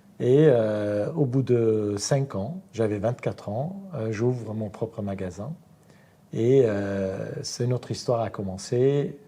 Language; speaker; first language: French; non-native, fluent; Armenian